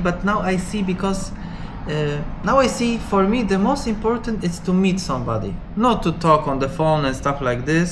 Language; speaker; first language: English; non-native, learner; Polish